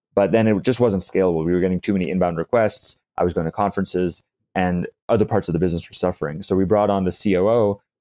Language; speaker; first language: English; native; English